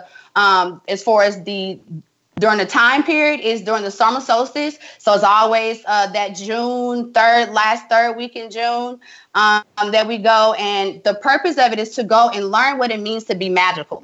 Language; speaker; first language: English; native; English